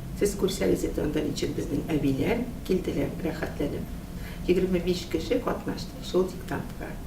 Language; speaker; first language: Tatar; early bilingual, heritage; Tatar